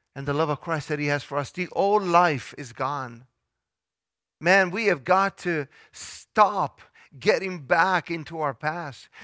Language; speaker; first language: English; early bilingual, other home language; Italian